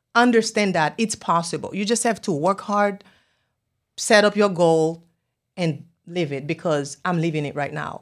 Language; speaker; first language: English; non-native, fluent; Haitian Creole